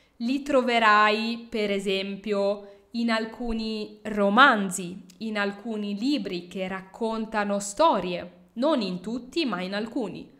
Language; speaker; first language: Italian; native; Italian